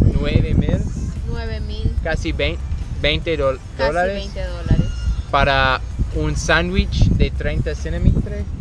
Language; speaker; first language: Spanish; non-native, learner; English